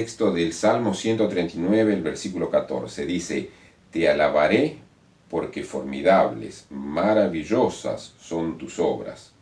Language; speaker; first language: Spanish; native; Spanish